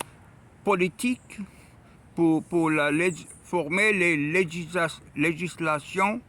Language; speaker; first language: French; non-native, learner; Arabic